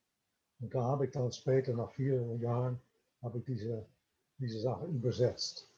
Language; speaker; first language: German; non-native, fluent; Dutch